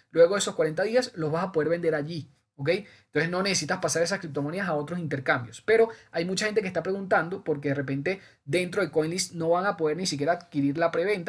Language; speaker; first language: Spanish; native; Spanish